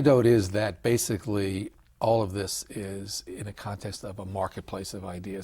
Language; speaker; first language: English; native; English